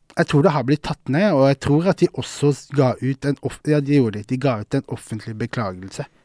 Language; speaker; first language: Norwegian; early bilingual, other home language; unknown